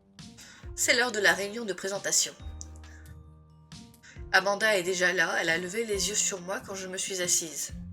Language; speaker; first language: French; native; French